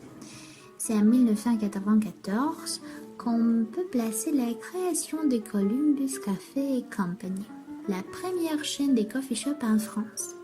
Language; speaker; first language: French; non-native, learner; Romanian